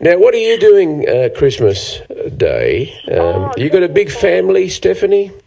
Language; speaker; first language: English; early bilingual, other home language; Italian